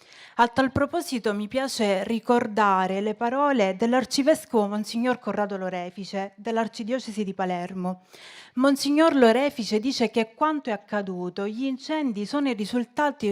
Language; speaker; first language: Italian; native; Italian